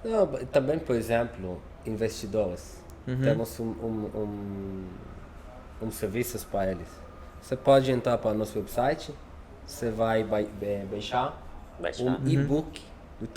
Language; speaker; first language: Portuguese; non-native, learner; Hebrew